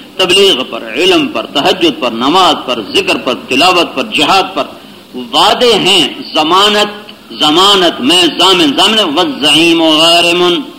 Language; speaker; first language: Urdu; non-native, local second language; Punjabi